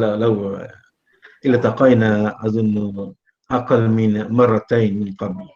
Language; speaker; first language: Arabic; non-native, fluent; Malay